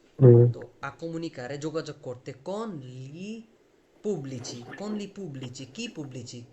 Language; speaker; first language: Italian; non-native, fluent; Bangla